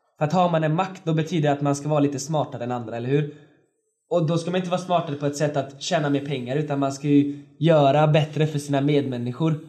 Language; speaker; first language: Swedish; native; Swedish